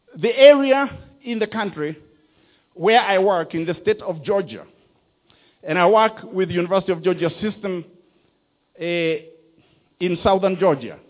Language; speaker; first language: English; non-native, local second language; Kikuyu